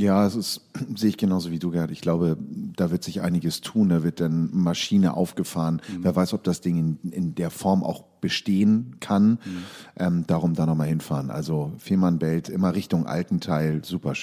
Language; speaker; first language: German; native; German